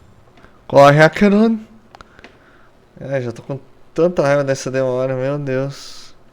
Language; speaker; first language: Portuguese; native; Portuguese